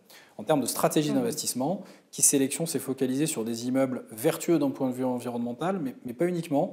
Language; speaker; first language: French; native; French